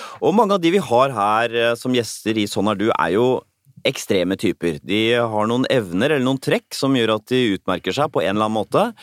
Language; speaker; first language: Norwegian; native; Norwegian